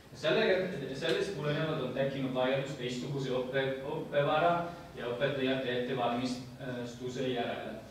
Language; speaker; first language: Estonian; non-native, fluent; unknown